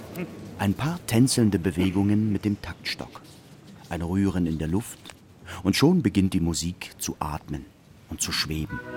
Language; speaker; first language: German; native; German